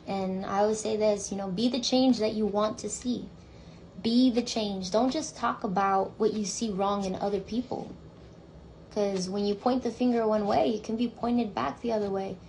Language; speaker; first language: English; native; English